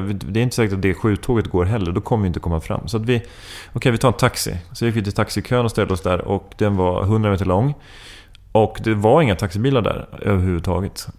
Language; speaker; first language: Swedish; native; Swedish